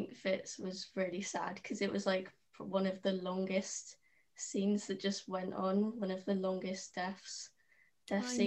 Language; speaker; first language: English; native; English